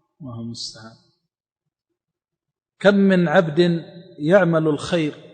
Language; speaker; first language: Arabic; native; Arabic